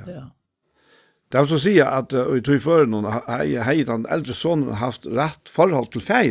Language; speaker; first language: Danish; non-native, local second language; Faroese